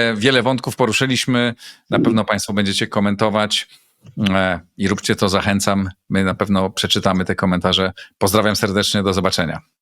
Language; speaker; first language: Polish; native; Polish